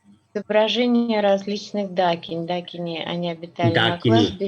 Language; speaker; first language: Russian; native; Russian